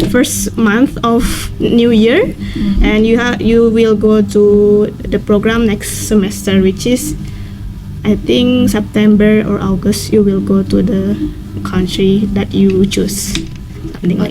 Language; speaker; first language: English; non-native, learner; Indonesian